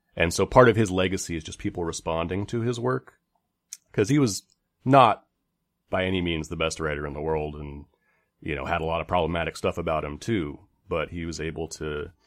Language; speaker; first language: English; native; English